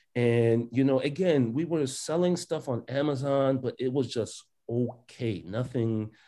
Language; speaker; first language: English; early bilingual, other home language; Haitian Creole